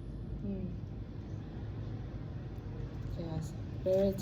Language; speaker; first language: English; non-native, learner; Vietnamese